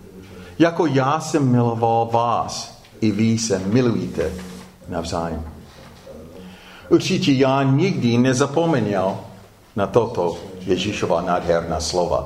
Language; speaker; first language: Czech; non-native, fluent; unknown